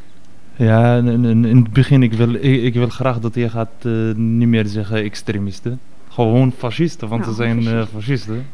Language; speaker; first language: Dutch; non-native, fluent; Arabic